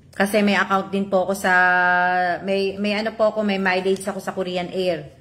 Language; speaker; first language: Filipino; native; Filipino